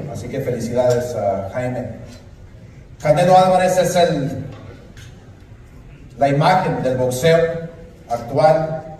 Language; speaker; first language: Spanish; early bilingual, heritage; Spanish